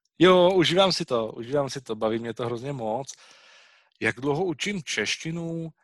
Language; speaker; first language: Czech; native; Czech